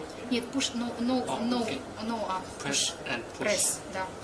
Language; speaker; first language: English; non-native, learner; Russian